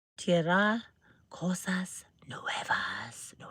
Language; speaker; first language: Spanish; non-native, learner; English